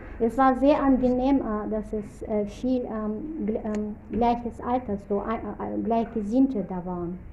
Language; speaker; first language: German; non-native, fluent; Russian